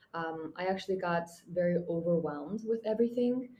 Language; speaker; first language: English; non-native, fluent; Mongolian